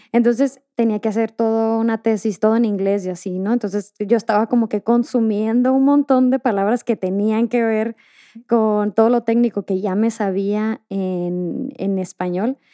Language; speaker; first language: Spanish; native; Spanish